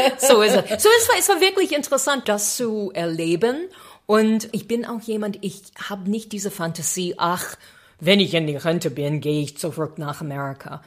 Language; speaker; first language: German; non-native, fluent; English